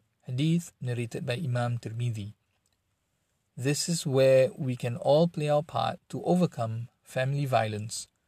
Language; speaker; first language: English; non-native, local second language; Malay